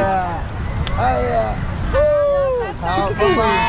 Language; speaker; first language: Chinese; non-native, fluent; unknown